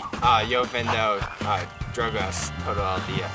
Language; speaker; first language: Spanish; non-native, learner; English